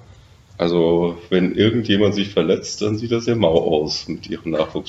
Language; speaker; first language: German; native; German